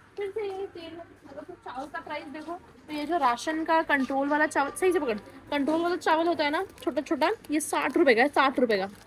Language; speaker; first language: Hindi; non-native, local second language; Marathi